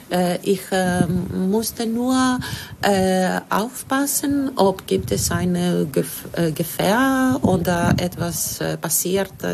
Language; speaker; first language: German; non-native, learner; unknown